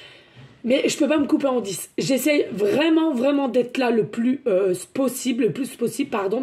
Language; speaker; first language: French; native; French